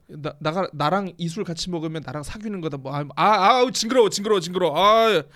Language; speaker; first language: Korean; native; Korean